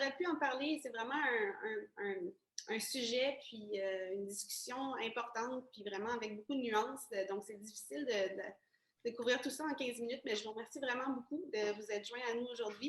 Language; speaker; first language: French; native; French